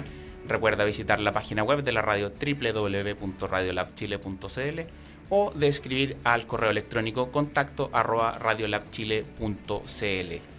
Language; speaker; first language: Spanish; native; Spanish